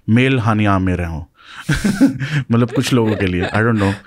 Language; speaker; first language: Hindi; native; Hindi